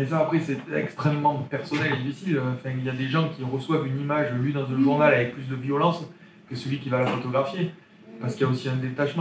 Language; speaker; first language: French; native; French